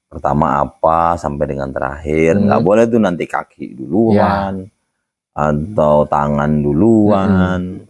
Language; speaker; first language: Indonesian; native; Indonesian